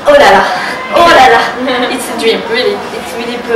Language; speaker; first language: English; non-native, learner; French